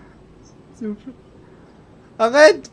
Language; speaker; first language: French; native; French